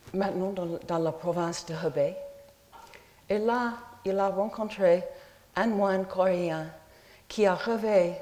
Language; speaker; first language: French; non-native, fluent; English